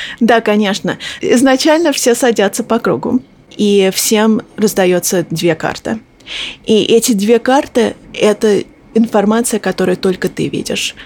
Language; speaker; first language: Russian; early bilingual, heritage; Russian